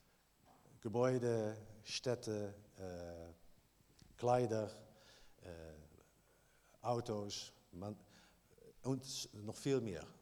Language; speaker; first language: German; non-native, learner; Dutch